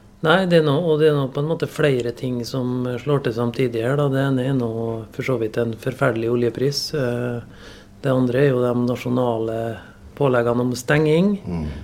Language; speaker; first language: Norwegian; native; Norwegian